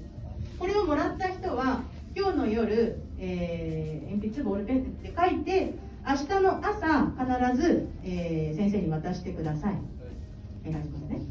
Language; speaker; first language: Japanese; native; Japanese